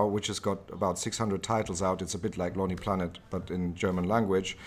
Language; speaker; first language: English; non-native, fluent; German